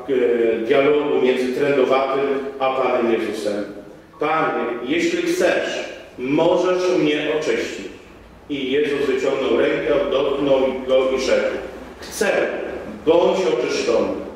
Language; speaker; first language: Polish; native; Polish